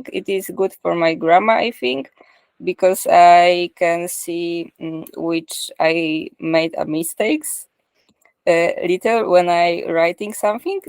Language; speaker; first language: English; non-native, learner; Polish